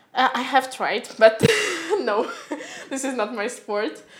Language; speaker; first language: English; non-native, fluent; Russian